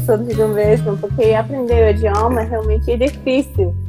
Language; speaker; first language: Portuguese; non-native, fluent; English